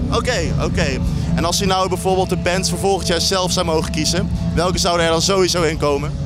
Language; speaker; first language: Dutch; native; Dutch